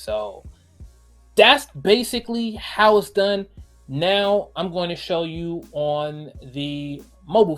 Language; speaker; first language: English; native; English